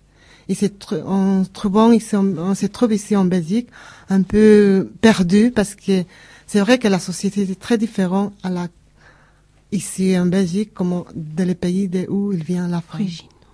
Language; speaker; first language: French; non-native, learner; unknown